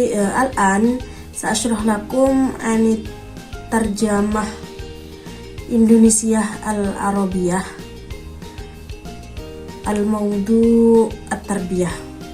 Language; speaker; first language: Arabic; non-native, learner; Indonesian